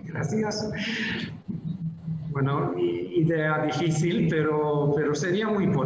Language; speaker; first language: Spanish; non-native, fluent; Hungarian